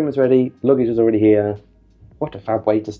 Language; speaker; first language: English; native; English